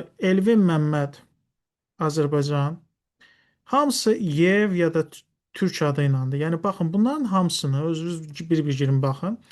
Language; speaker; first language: Azerbaijani; non-native, local second language; Talysh